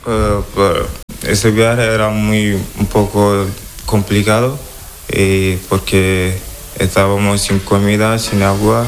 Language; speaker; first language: Spanish; non-native, learner; Wolof